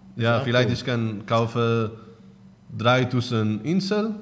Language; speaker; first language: German; non-native, learner; Spanish